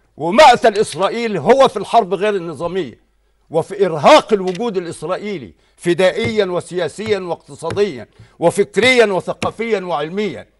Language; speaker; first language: Arabic; native; Arabic